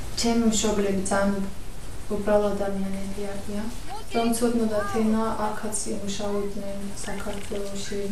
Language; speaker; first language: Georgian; non-native, local second language; Azerbaijani